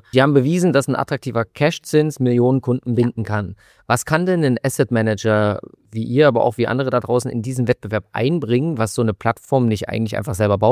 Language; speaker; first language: German; native; German